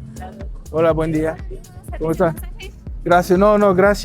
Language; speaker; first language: Spanish; non-native, learner; English